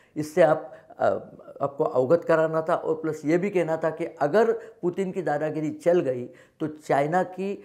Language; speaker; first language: Hindi; non-native, local second language; Marathi